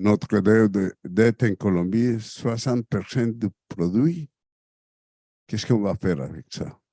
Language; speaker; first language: French; non-native, fluent; Spanish